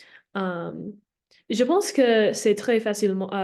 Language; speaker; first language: French; non-native, learner; English